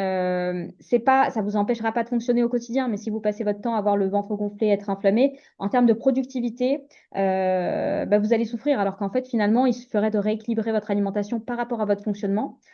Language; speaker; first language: French; native; French